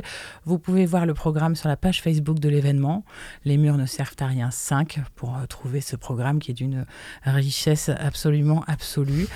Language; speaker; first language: French; native; French